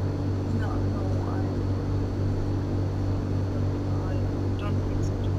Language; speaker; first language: English; non-native, learner; Russian